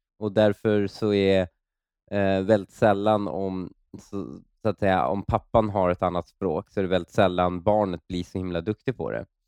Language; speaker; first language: Swedish; early bilingual, other home language; Persian